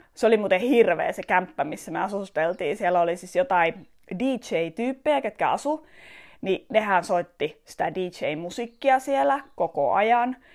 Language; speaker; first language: Finnish; early bilingual, other home language; Estonian